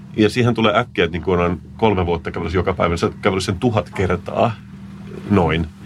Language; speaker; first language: Finnish; native; Finnish